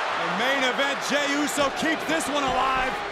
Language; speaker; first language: English; native; English